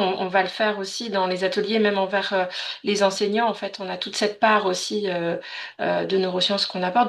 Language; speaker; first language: French; native; French